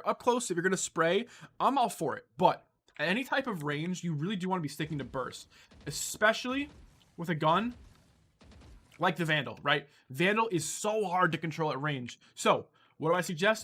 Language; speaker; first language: English; native; English